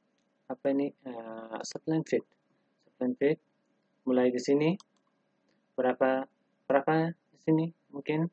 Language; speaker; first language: Indonesian; non-native, learner; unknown